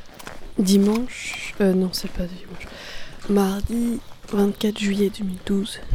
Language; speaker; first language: French; native; French